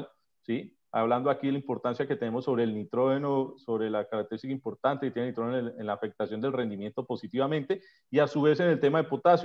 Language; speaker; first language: Spanish; native; Spanish